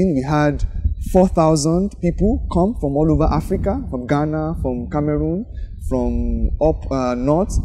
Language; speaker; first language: English; non-native, local second language; Yoruba